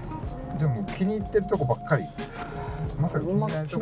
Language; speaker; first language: Japanese; native; Japanese